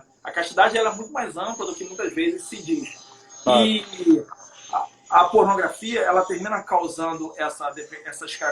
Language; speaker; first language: Portuguese; native; Portuguese